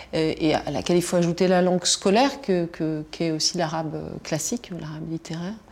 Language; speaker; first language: French; native; French